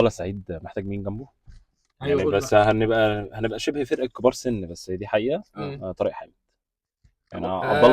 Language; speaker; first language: Arabic; native; Arabic